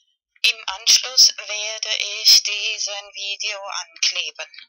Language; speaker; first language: German; non-native, fluent; Spanish